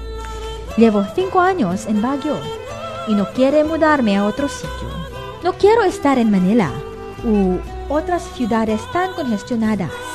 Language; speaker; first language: Spanish; non-native, fluent; Filipino